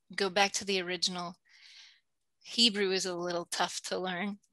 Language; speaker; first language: English; native; English